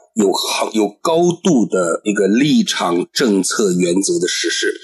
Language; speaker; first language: Chinese; native; Chinese